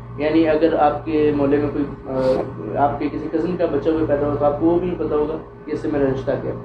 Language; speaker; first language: Urdu; non-native, local second language; Pahari-Potwari